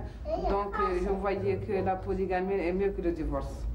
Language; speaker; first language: French; non-native, local second language; Arabic